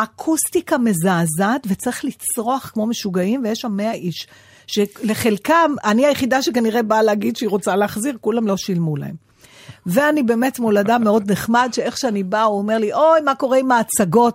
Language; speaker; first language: Hebrew; native; Hebrew